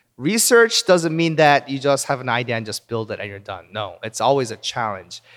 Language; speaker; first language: English; early bilingual, other home language; Korean